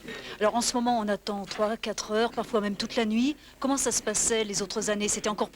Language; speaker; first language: French; native; French